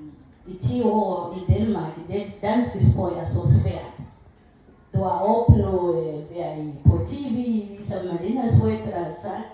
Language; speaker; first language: Danish; non-native, learner; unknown